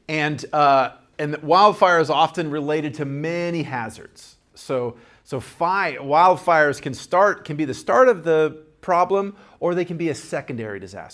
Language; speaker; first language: English; native; English